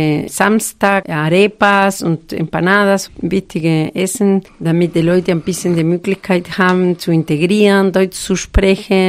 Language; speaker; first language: German; non-native, fluent; Spanish